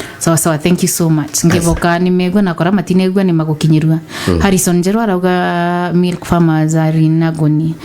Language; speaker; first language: Kikuyu; non-native, local second language; Embu